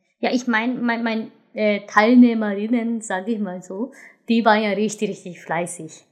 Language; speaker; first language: German; non-native, fluent; Japanese